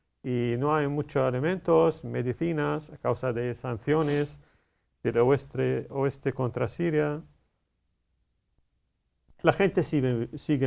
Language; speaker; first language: Spanish; non-native, learner; Arabic